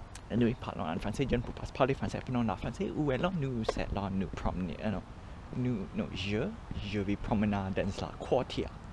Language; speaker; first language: French; non-native, learner; English